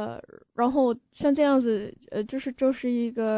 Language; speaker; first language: Chinese; early bilingual, heritage; Chinese